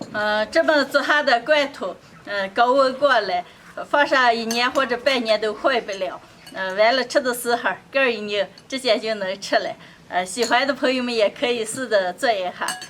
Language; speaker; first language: Chinese; native; Chinese